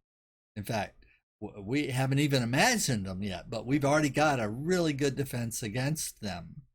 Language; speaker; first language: English; native; English